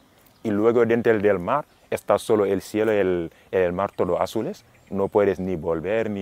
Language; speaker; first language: Spanish; non-native, fluent; Wolof